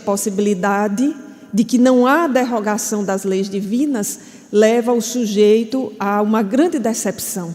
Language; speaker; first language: Portuguese; native; Portuguese